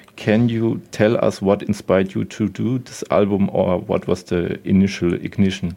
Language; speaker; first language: English; non-native, fluent; German